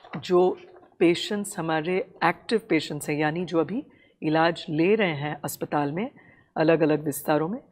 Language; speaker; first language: Hindi; non-native, local second language; Tamil